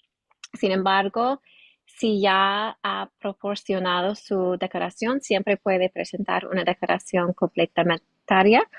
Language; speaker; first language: Spanish; non-native, learner; English